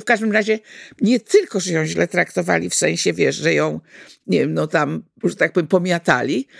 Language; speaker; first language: Polish; native; Polish